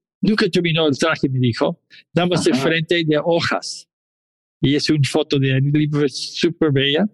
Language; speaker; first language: Spanish; non-native, fluent; English